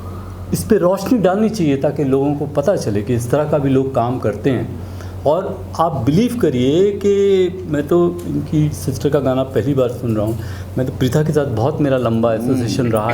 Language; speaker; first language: Hindi; native; Hindi